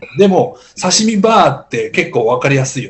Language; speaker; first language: Japanese; native; Japanese